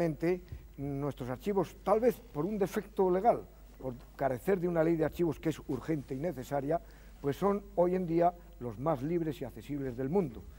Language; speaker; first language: Spanish; native; Spanish